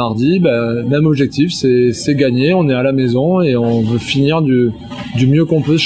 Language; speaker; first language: French; native; French